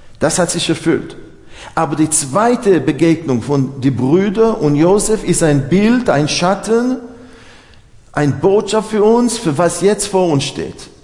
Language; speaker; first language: German; non-native, fluent; Hebrew